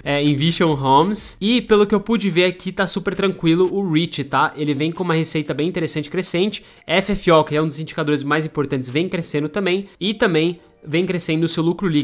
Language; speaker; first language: Portuguese; native; Portuguese